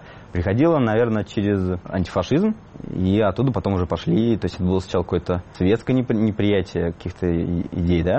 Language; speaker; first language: Russian; native; Russian